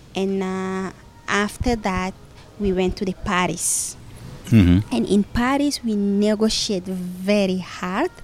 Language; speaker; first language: English; non-native, fluent; Fula